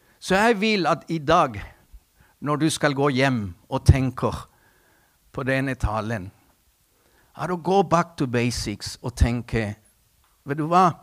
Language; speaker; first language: Norwegian; non-native, fluent; Spanish